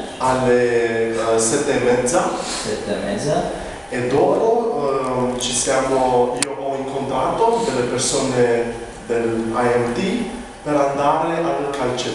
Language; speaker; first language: Italian; non-native, learner; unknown